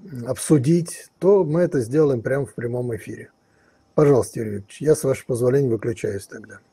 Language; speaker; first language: Russian; native; Russian